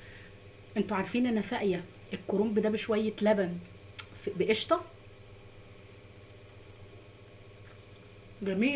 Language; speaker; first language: Arabic; native; Arabic